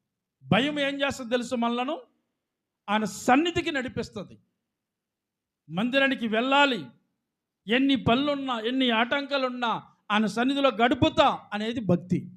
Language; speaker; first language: Telugu; native; Telugu